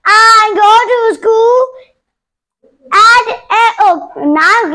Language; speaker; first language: English; non-native, learner; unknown